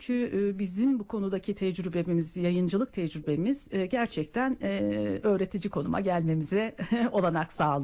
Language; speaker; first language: Turkish; native; Turkish